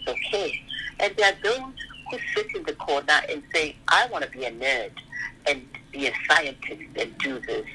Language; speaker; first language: English; non-native, local second language; Zulu